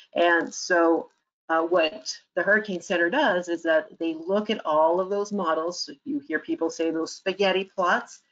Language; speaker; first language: English; native; English